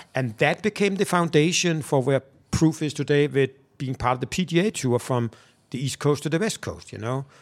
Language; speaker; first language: English; non-native, fluent; Danish